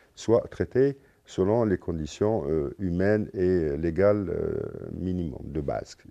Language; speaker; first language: French; non-native, local second language; Arabic